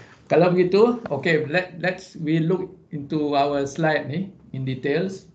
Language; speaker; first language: English; non-native, local second language; Malay